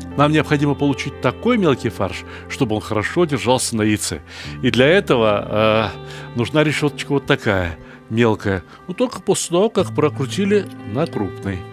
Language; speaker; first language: Russian; native; Russian